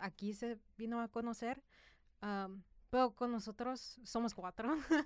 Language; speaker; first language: Spanish; early bilingual, other home language; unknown